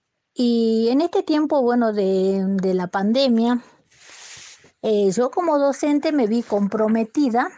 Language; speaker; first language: Spanish; native; Spanish